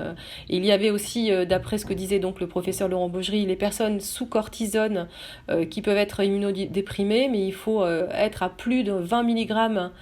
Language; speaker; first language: French; native; French